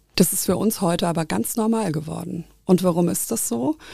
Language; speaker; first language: German; native; German